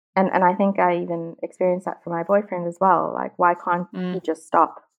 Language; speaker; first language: English; native; English